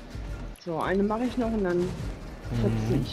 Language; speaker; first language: German; native; German